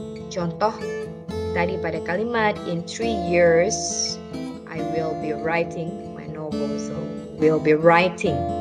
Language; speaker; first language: English; non-native, fluent; Indonesian